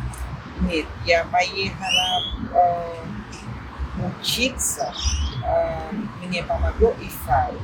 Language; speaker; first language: Russian; non-native, fluent; Spanish